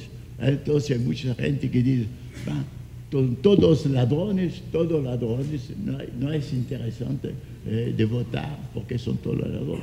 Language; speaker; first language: Spanish; non-native, fluent; French